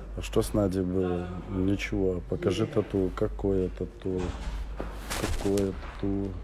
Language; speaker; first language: Russian; native; Russian